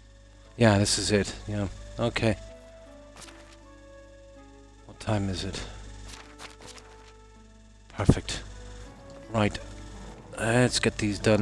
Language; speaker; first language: English; native; English